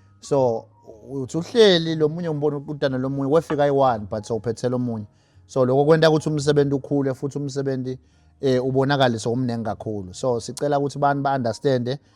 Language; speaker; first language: Zulu; non-native, local second language; Swati